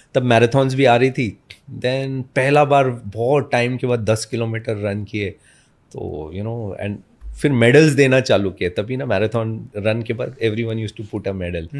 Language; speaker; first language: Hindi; non-native, local second language; Malayalam